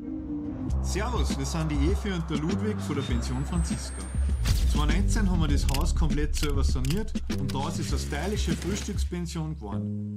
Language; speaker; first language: German; native; German